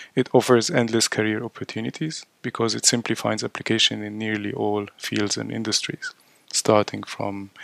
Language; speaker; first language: English; non-native, fluent; Arabic